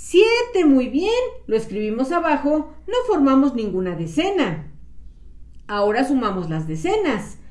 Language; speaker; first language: Spanish; native; Spanish